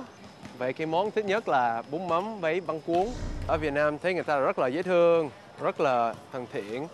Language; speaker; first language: Vietnamese; non-native, fluent; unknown